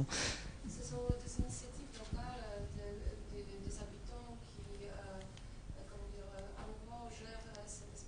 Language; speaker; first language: French; non-native, fluent; Polish